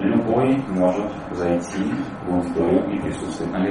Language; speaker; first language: Russian; native; Russian